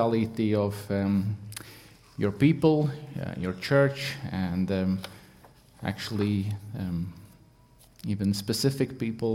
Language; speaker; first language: English; non-native, fluent; Latvian